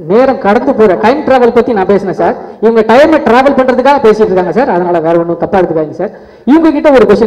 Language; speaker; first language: Tamil; native; Tamil